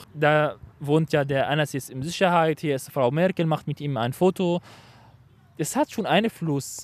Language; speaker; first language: German; non-native, learner; Arabic